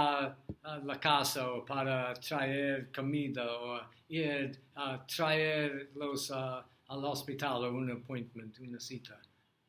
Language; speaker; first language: Spanish; non-native, learner; English